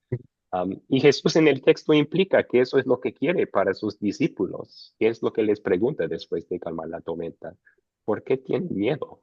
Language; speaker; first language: Spanish; non-native, fluent; English